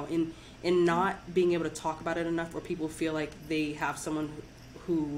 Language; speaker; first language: English; native; English